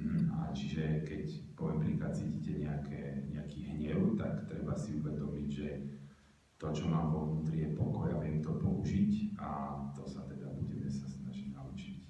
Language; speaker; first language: Slovak; native; Slovak